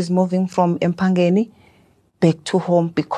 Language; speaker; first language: English; non-native, local second language; Zulu